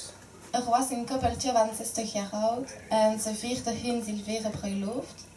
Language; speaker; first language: Dutch; non-native, learner; French